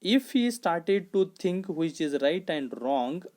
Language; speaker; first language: English; non-native, local second language; Kannada